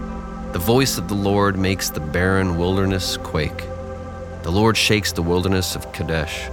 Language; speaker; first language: English; native; English